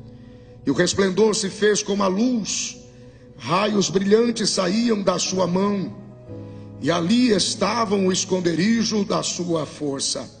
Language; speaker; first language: Portuguese; native; Portuguese